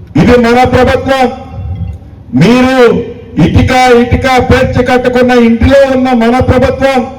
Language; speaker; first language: Telugu; native; Telugu